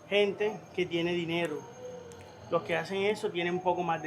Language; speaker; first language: Spanish; native; Spanish